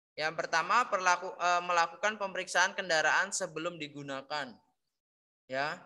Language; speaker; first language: Indonesian; native; Indonesian